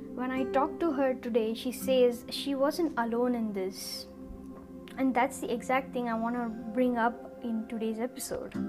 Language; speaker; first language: English; non-native, local second language; Tamil